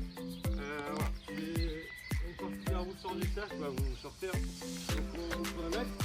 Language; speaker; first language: French; native; French